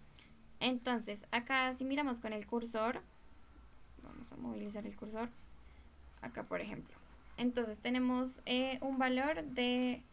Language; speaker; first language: Spanish; native; Spanish